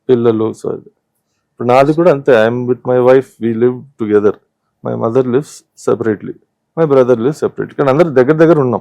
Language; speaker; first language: Telugu; native; Telugu